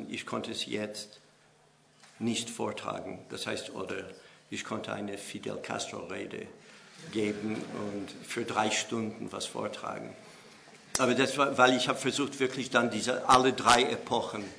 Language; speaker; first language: German; non-native, fluent; English